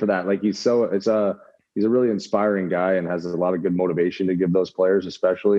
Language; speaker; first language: English; native; English